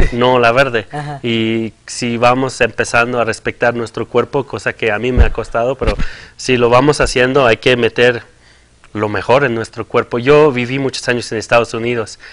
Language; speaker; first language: Spanish; non-native, fluent; French